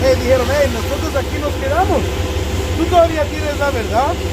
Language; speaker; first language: Spanish; early bilingual, other home language; English